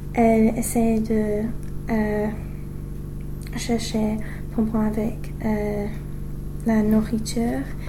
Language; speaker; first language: French; non-native, learner; English